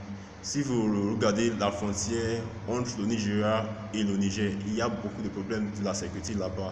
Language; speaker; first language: French; non-native, fluent; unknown